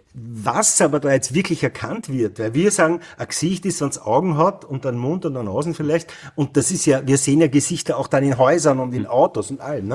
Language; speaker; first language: German; native; German